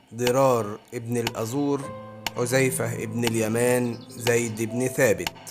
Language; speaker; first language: Arabic; native; Arabic